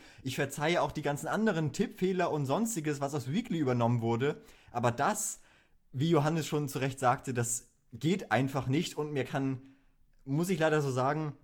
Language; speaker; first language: German; native; German